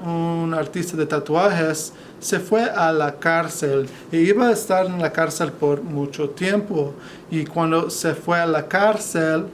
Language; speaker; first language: Spanish; non-native, fluent; English